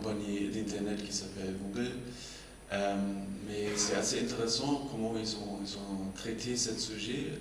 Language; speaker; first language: French; non-native, fluent; German